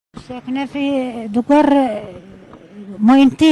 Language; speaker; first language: Arabic; native; Arabic